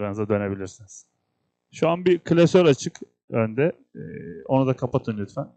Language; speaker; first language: Turkish; native; Turkish